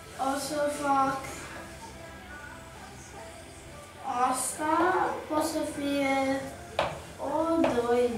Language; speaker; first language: Romanian; early bilingual, heritage; Romanian